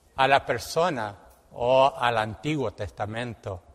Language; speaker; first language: Spanish; non-native, fluent; English